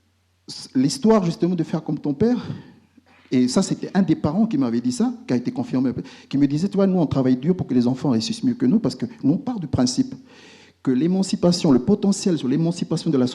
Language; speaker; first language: French; native; French